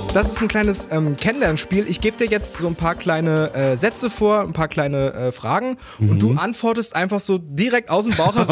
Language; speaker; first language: German; native; German